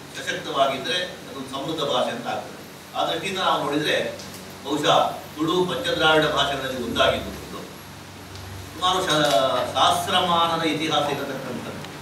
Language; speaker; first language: Kannada; non-native, local second language; Tulu